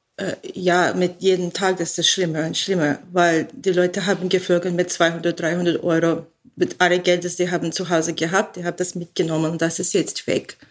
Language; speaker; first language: German; non-native, learner; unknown